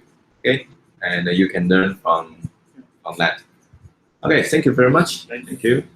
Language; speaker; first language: English; non-native, fluent; Chinese